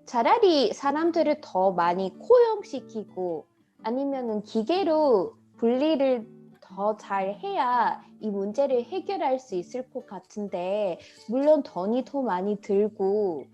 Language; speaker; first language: Korean; non-native, fluent; English